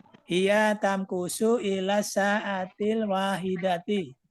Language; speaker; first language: Arabic; non-native, learner; Indonesian